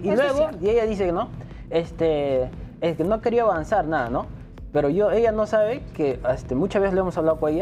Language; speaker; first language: Spanish; native; Spanish